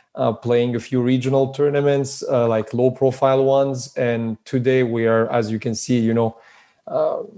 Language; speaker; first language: English; early bilingual, other home language; Serbian